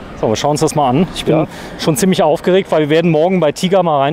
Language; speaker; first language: German; native; German